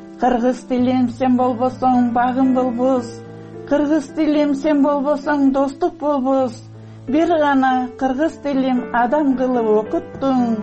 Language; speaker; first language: Kyrgyz; non-native, local second language; Russian